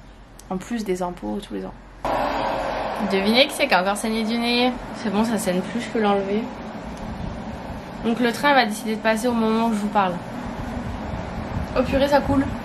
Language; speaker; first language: French; native; French